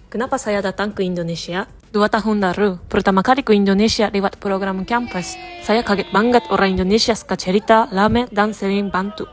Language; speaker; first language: Indonesian; non-native, learner; Japanese